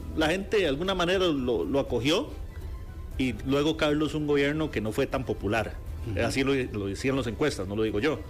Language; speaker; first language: Spanish; native; Spanish